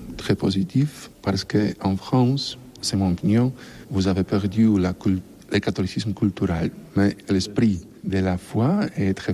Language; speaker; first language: French; non-native, learner; Polish